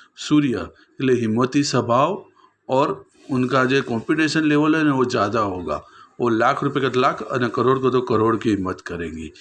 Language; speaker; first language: Hindi; non-native, local second language; Gujarati